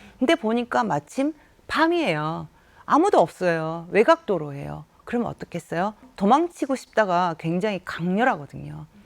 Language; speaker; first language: Korean; native; Korean